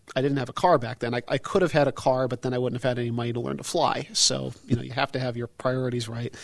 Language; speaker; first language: English; native; English